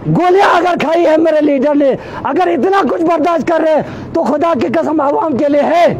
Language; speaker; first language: Urdu; non-native, local second language; Balti